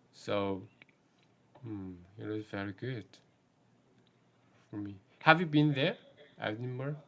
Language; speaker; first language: English; non-native, learner; Korean